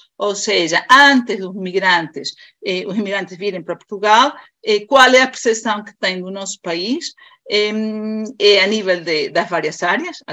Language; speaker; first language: Portuguese; non-native, fluent; Spanish